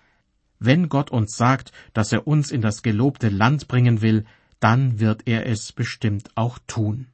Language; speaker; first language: German; native; German